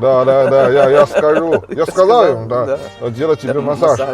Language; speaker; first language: Russian; non-native, learner; Chinese